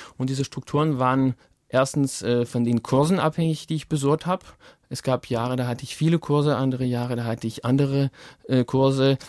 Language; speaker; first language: German; non-native, fluent; French